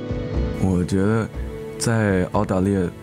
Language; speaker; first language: Chinese; early bilingual, heritage; English